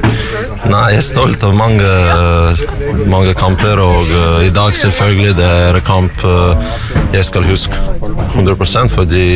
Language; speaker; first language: Norwegian; non-native, learner; Russian